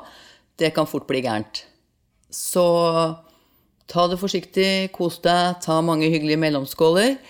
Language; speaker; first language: Norwegian; native; Norwegian